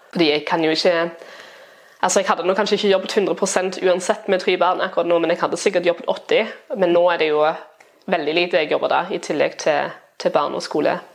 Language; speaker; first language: Norwegian; non-native, fluent; German